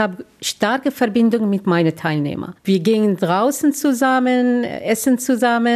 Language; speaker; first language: German; non-native, learner; Arabic